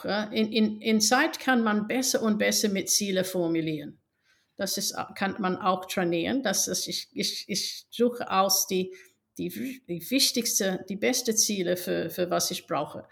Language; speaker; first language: German; non-native, fluent; English